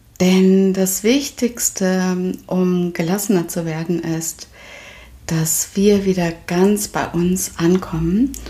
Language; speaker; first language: German; native; German